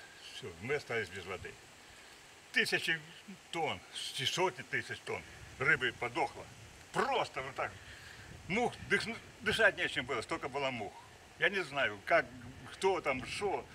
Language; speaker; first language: Russian; native; Russian